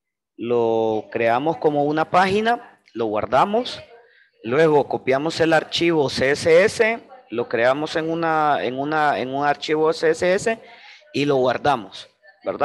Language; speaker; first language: Spanish; native; Spanish